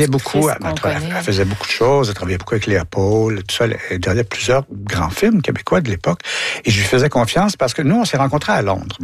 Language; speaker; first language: French; native; French